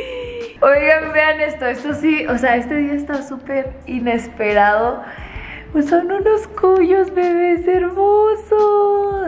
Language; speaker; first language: Spanish; native; Spanish